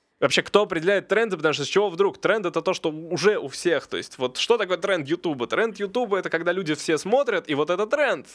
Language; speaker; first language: Russian; native; Russian